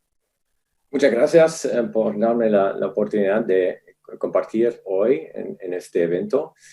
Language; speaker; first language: Spanish; non-native, fluent; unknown